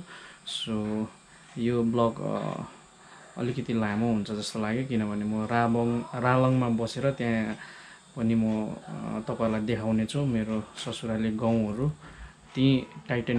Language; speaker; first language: Nepali; native; Nepali